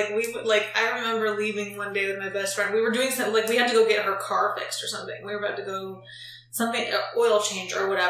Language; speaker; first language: English; native; English